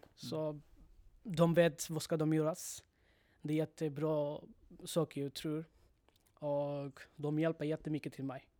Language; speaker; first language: Swedish; non-native, learner; Bangla